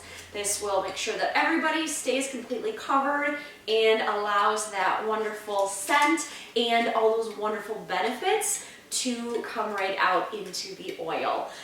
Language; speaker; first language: English; native; English